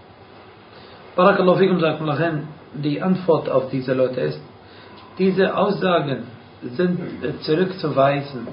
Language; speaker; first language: German; non-native, fluent; Arabic